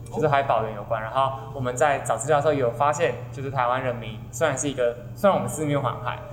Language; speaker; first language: Chinese; native; Chinese